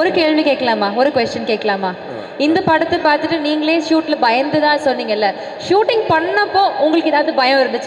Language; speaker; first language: Tamil; native; Tamil